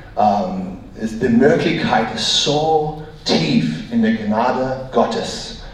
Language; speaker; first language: German; non-native, learner; English